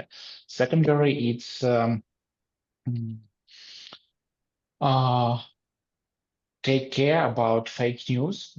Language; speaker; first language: English; non-native, learner; Ukrainian